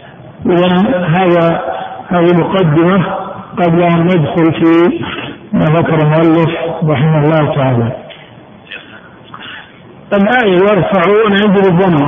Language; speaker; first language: Arabic; native; Arabic